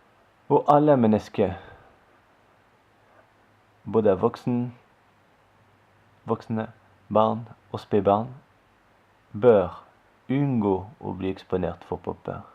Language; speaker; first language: Norwegian; non-native, fluent; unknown